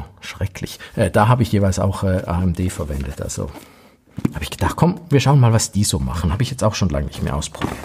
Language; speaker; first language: German; native; German